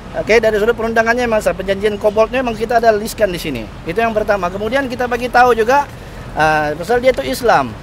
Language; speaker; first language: Malay; native; Malay